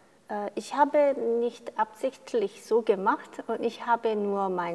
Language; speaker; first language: German; non-native, fluent; Korean